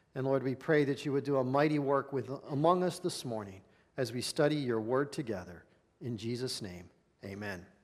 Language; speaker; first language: English; native; English